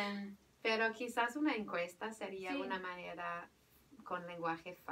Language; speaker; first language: Spanish; non-native, fluent; English